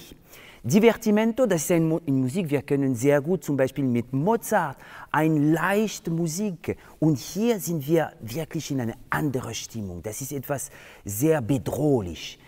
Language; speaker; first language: German; non-native, fluent; French